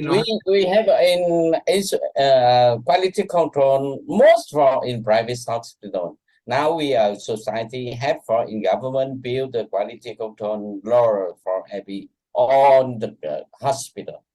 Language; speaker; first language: English; non-native, learner; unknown